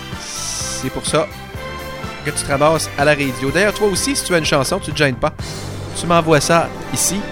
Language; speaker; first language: French; native; French